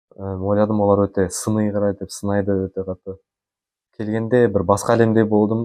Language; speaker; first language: Kazakh; native; Kazakh